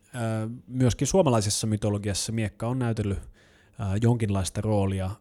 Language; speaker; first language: Finnish; native; Finnish